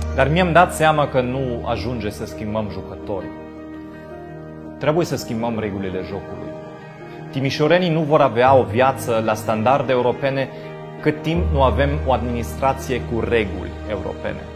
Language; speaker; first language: Romanian; non-native, fluent; German